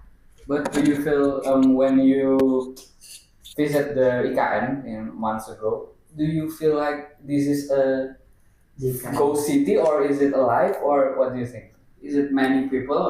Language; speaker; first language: English; non-native, learner; Indonesian